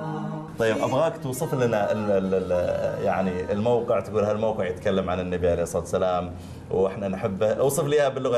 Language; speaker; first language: Arabic; native; Arabic